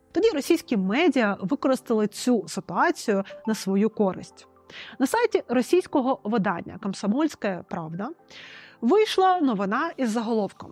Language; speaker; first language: Ukrainian; non-native, local second language; Russian